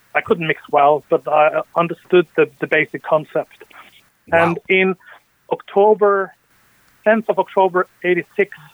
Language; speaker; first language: English; early bilingual, other home language; Norwegian